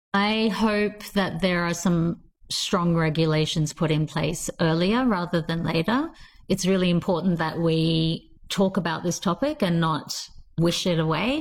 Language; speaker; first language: English; native; English